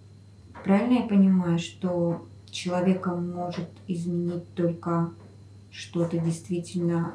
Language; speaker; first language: Russian; native; Russian